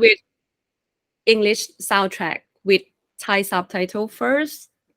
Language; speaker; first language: English; non-native, fluent; Thai